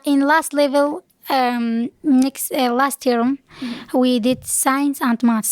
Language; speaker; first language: English; non-native, learner; Kurdish